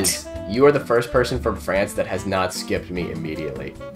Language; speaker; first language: English; native; English